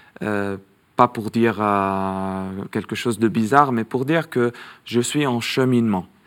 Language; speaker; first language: French; non-native, local second language; Arabic